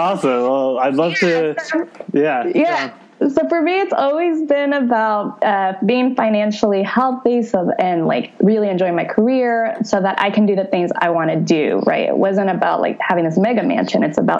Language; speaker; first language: English; native; English